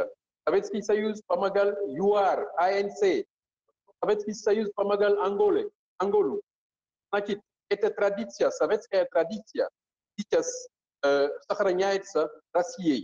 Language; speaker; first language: Russian; non-native, fluent; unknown